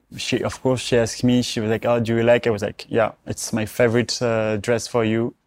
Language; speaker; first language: English; non-native, learner; French